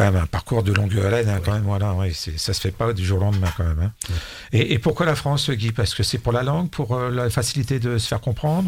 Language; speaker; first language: French; native; French